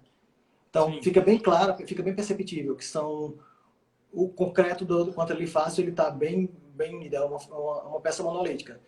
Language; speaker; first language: Portuguese; native; Portuguese